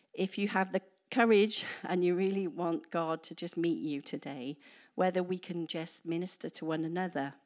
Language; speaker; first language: English; native; English